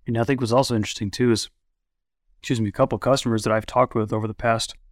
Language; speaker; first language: English; native; English